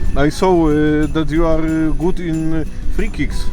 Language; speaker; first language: English; non-native, learner; Polish